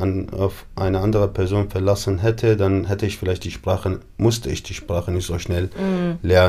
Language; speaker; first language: German; non-native, fluent; Arabic